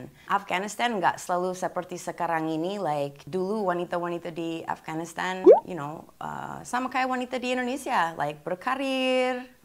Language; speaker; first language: Indonesian; non-native, fluent; English